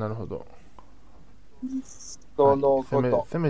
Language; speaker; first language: Japanese; non-native, learner; Chinese